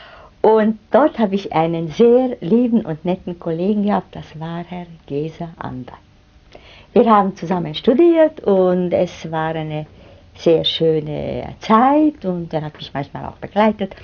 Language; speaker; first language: German; non-native, fluent; Hungarian